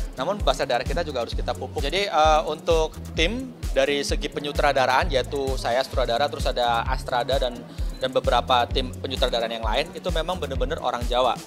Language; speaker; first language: Indonesian; native; Indonesian